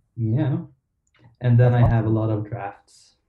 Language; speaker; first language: English; non-native, fluent; Swedish